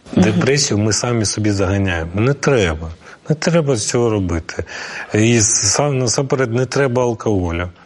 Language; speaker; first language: Ukrainian; non-native, local second language; Russian